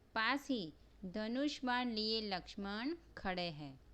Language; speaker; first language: Hindi; non-native, local second language; Gujarati